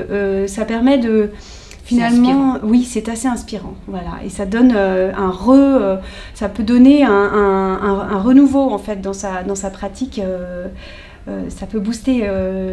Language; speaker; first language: French; native; French